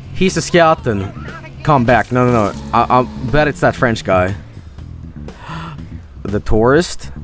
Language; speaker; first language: English; non-native, fluent; Swedish